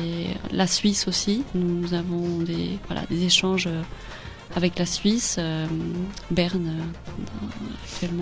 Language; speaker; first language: French; non-native, fluent; Spanish